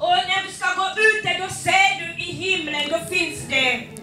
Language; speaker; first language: Swedish; non-native, fluent; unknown